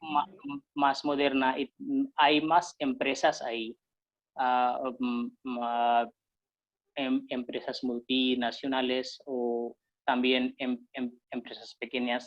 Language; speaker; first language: Spanish; non-native, fluent; Hindi